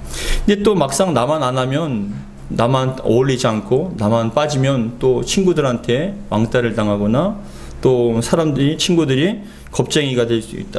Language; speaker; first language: Korean; native; Korean